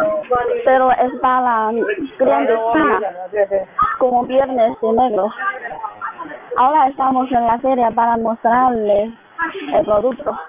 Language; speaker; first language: Spanish; non-native, learner; Chinese